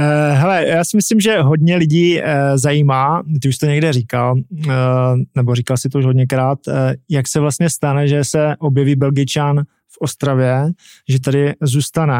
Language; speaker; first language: Czech; native; Czech